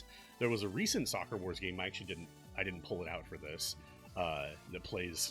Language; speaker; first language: English; native; English